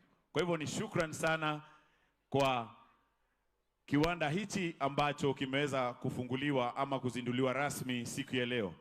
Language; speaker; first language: Swahili; non-native, local second language; Meru